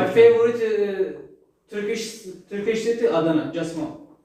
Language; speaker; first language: English; non-native, learner; Turkmen